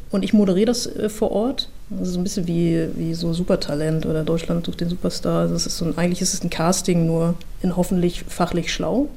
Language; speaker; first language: German; native; German